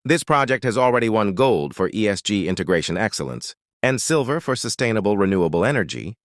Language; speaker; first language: English; non-native, local second language; Filipino